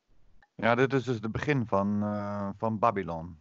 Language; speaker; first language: Dutch; native; Dutch